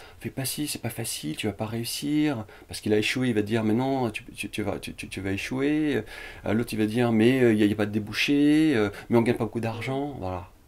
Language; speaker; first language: French; early bilingual, other home language; Vietnamese